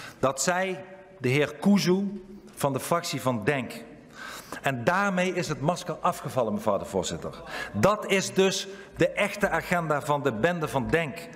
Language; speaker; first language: Dutch; native; Dutch